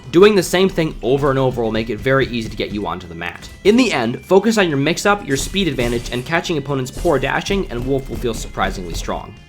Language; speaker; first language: English; native; English